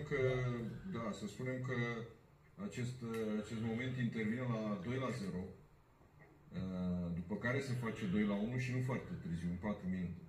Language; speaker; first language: Romanian; native; Romanian